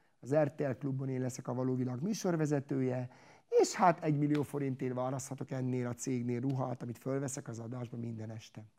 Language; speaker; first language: Hungarian; non-native, local second language; Romany